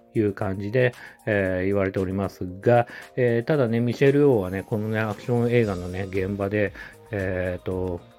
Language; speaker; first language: Japanese; native; Japanese